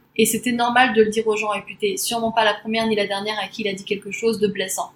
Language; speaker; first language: French; native; French